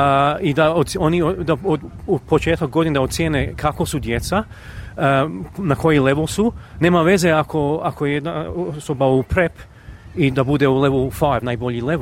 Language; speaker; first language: Croatian; native; Croatian